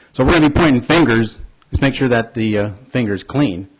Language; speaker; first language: English; early bilingual, other home language; Spanish